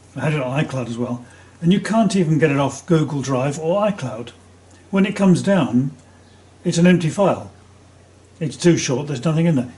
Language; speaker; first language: English; native; English